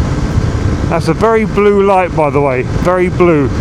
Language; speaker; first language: English; native; English